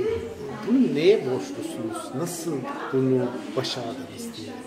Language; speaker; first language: Turkish; native; Turkish